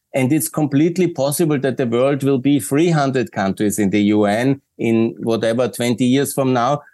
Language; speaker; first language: English; non-native, fluent; German